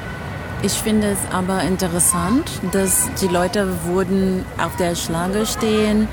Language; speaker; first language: German; non-native, fluent; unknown